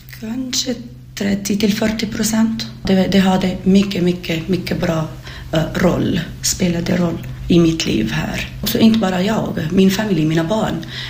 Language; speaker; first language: Swedish; non-native, learner; Arabic